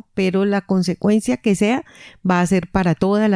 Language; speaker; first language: Spanish; native; Spanish